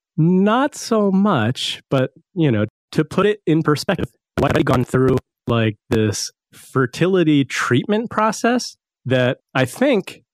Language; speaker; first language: English; native; English